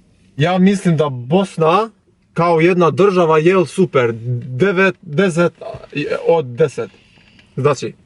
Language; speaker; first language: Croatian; non-native, learner; Albanian